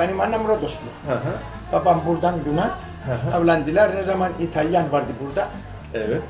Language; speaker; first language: Turkish; early bilingual, heritage; Greek